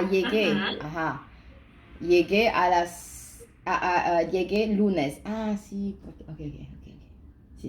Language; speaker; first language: Spanish; non-native, learner; English